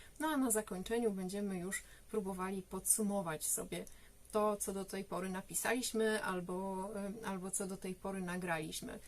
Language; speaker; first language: Polish; native; Polish